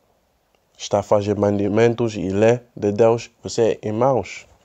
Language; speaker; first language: Portuguese; non-native, learner; Spanish